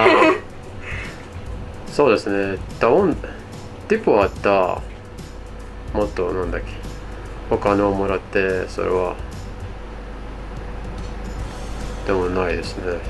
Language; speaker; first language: Japanese; non-native, fluent; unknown